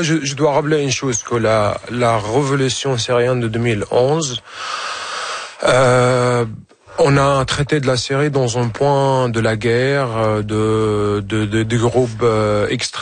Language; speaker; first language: French; non-native, fluent; Arabic